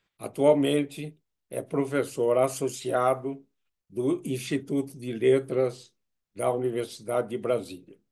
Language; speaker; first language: Portuguese; native; Portuguese